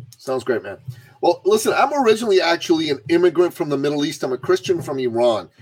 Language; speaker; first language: English; early bilingual, other home language; Persian